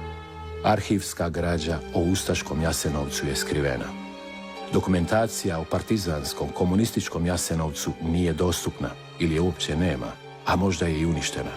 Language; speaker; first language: Croatian; native; Croatian